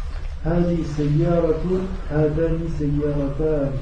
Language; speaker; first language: Arabic; non-native, learner; French